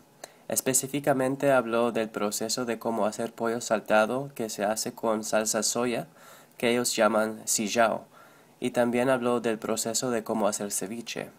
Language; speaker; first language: Spanish; non-native, learner; English